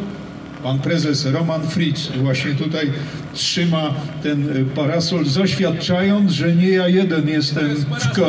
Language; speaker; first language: Polish; native; Polish